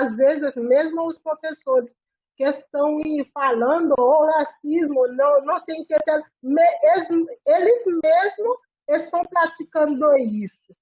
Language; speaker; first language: Portuguese; non-native, fluent; Haitian Creole